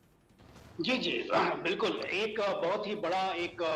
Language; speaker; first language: Hindi; native; Hindi